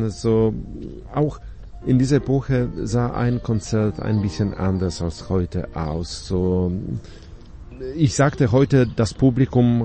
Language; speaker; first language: German; non-native, fluent; Polish